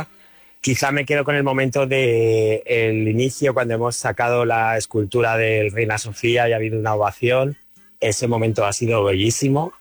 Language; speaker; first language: Spanish; native; Spanish